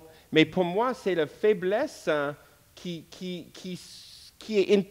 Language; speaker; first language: French; non-native, fluent; English